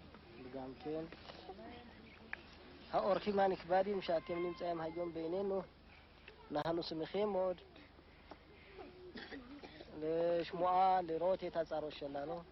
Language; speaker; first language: Hebrew; non-native, learner; Amharic